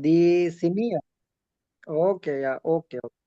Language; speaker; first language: Indonesian; non-native, learner; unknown